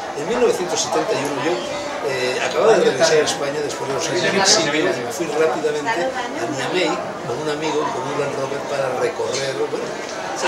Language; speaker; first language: Spanish; native; Spanish